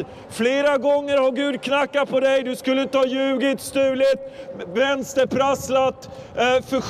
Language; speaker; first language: Swedish; non-native, fluent; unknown